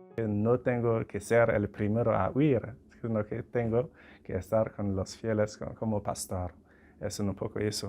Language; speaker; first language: Spanish; non-native, fluent; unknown